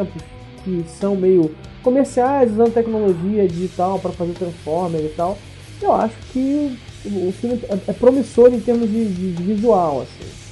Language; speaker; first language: Portuguese; native; Portuguese